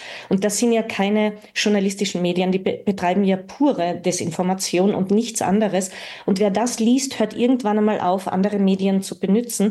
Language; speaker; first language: German; native; German